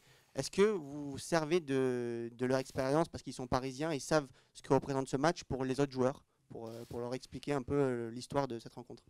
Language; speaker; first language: French; native; French